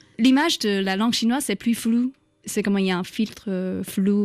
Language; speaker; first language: French; non-native, fluent; Chinese